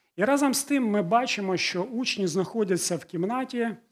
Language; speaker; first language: Ukrainian; non-native, local second language; Russian